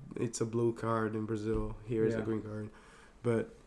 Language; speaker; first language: English; non-native, fluent; Portuguese